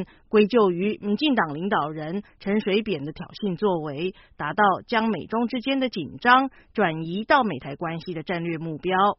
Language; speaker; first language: Chinese; native; Chinese